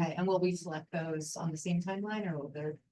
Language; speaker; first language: English; native; English